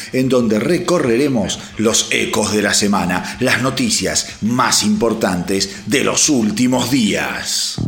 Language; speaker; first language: Spanish; native; Spanish